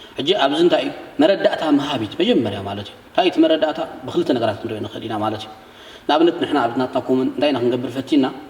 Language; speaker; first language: Tigrinya; native; Tigrinya